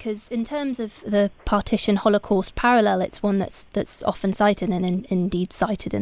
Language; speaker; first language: English; native; English